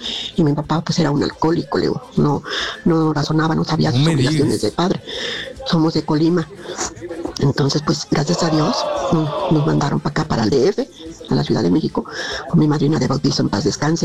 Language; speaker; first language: Spanish; native; Spanish